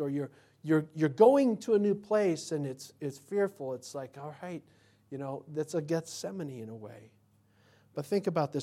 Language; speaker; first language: English; native; English